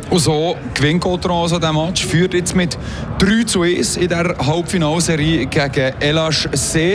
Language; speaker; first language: German; native; German